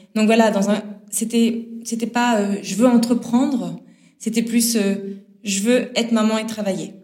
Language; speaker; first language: French; native; French